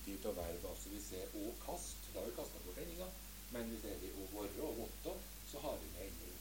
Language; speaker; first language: Norwegian; native; Norwegian